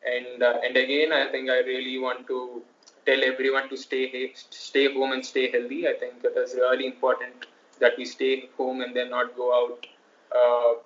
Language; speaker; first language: English; non-native, local second language; Telugu